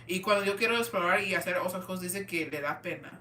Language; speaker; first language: Spanish; early bilingual, heritage; Spanish